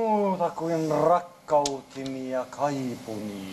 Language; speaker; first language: Finnish; non-native, learner; Arabic